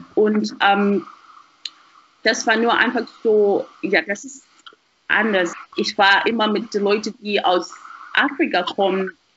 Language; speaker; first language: German; non-native, fluent; Shona